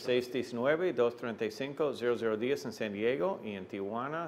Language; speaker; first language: Spanish; non-native, fluent; English